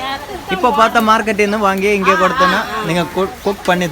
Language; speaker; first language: Tamil; non-native, learner; Malayalam